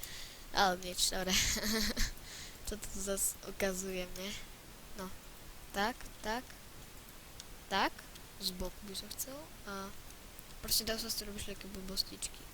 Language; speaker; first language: Slovak; native; Slovak